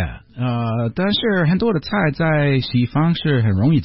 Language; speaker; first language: Chinese; non-native, learner; English